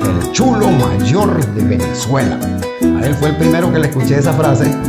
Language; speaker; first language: Spanish; native; Spanish